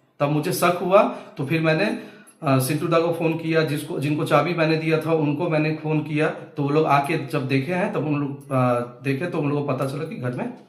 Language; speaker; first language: Hindi; native; Hindi